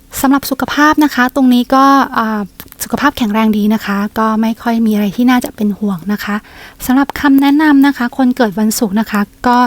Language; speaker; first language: Thai; native; Thai